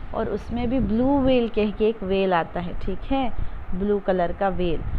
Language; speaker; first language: Hindi; non-native, local second language; Kannada